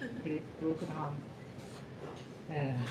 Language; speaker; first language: Korean; non-native, learner; Japanese